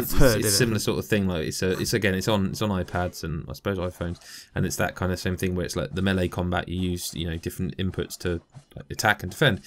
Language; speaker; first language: English; native; English